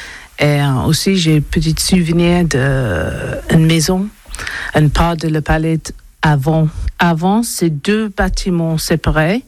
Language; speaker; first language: French; non-native, learner; English